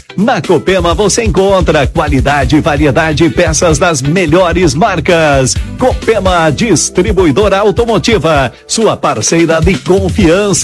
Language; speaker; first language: Portuguese; native; Portuguese